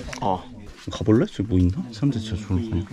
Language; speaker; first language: Korean; native; Korean